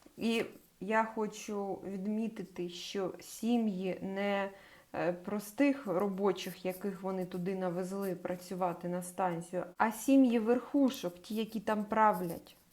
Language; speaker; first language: Ukrainian; non-native, local second language; Russian